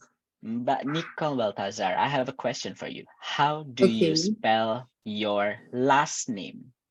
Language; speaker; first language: English; non-native, fluent; Indonesian